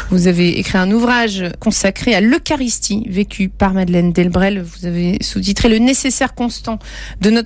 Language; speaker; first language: French; native; French